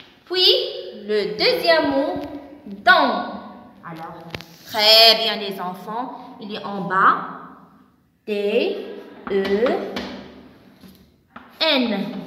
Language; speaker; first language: French; non-native, local second language; Arabic